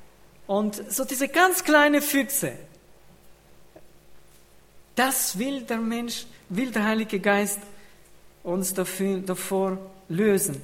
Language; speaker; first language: German; non-native, fluent; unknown